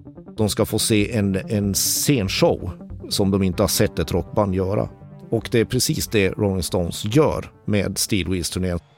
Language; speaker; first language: Swedish; native; Swedish